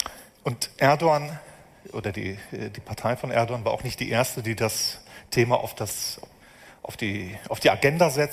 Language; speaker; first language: German; native; German